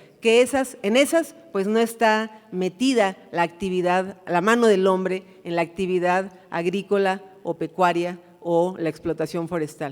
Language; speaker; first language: Spanish; native; Spanish